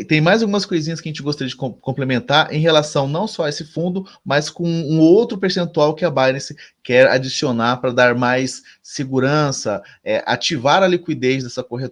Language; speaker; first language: Portuguese; native; Portuguese